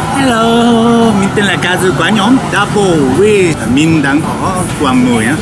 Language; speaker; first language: Vietnamese; non-native, learner; Japanese